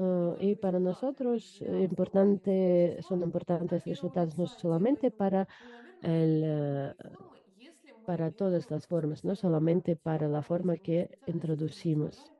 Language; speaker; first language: Spanish; non-native, fluent; Russian